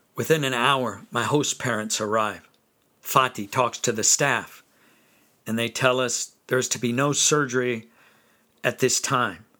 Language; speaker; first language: English; native; English